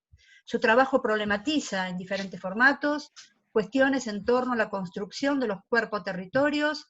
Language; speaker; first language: Spanish; native; Spanish